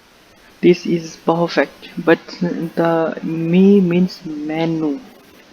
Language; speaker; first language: English; non-native, local second language; Punjabi